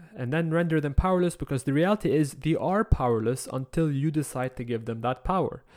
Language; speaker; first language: English; non-native, fluent; Arabic